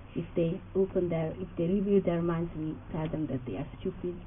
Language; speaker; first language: English; non-native, fluent; Hungarian